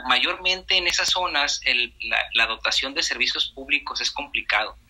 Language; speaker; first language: Spanish; native; Spanish